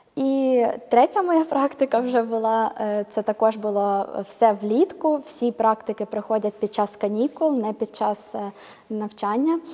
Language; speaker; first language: Ukrainian; native; Ukrainian